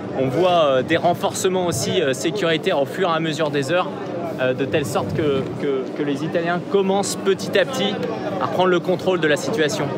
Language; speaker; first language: French; native; French